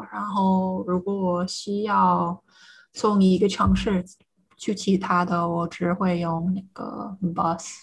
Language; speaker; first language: Chinese; non-native, fluent; English